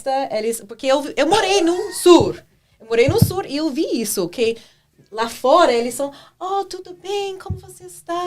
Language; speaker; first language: Portuguese; non-native, fluent; English